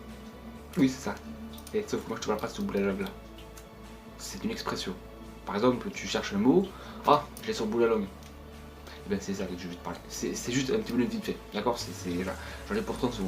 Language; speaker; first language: French; native; French